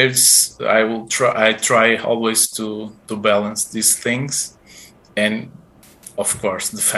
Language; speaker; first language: English; non-native, fluent; Portuguese